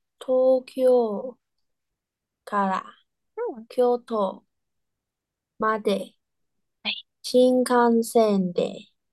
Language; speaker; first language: Japanese; non-native, learner; Chinese